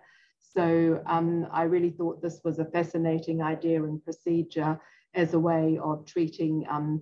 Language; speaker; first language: English; native; English